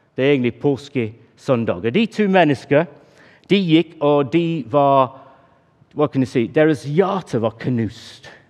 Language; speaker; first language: Norwegian; non-native, fluent; English